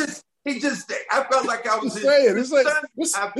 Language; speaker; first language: English; native; English